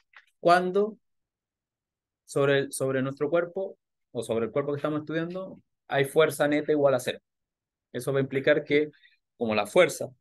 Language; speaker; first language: Spanish; native; Spanish